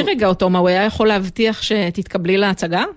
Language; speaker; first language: Hebrew; native; Hebrew